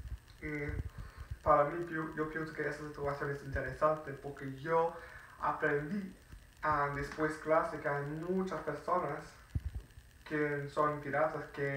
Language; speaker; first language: Spanish; non-native, fluent; English